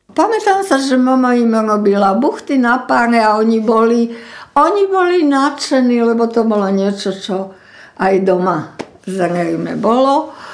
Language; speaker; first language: Slovak; native; Slovak